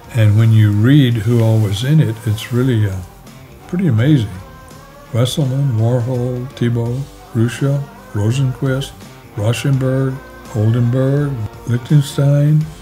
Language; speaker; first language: English; native; English